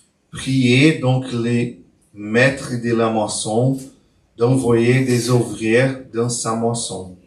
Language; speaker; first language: French; non-native, learner; Portuguese